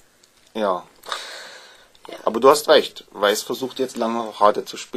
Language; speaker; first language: German; native; German